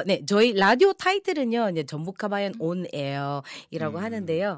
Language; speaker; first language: Korean; non-native, fluent; Filipino